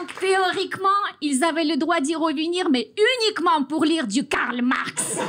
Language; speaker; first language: French; non-native, fluent; Russian